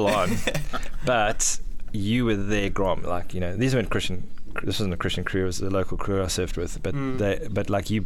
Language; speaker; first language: English; native; English